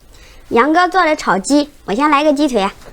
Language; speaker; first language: Chinese; native; Chinese